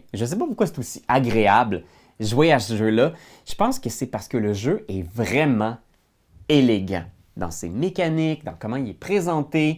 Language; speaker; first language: French; native; French